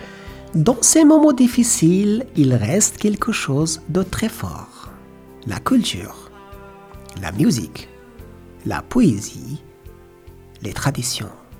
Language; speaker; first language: French; non-native, learner; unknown